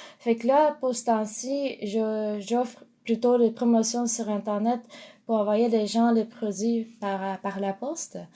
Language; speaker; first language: French; non-native, fluent; Japanese